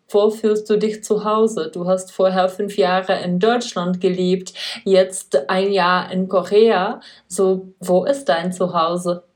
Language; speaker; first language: German; non-native, fluent; Czech